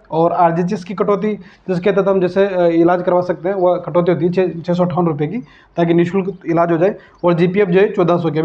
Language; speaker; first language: Hindi; native; Hindi